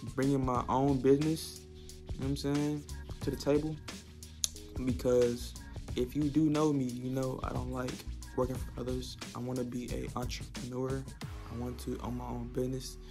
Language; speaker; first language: English; native; English